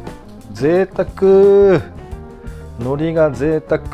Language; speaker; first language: Japanese; native; Japanese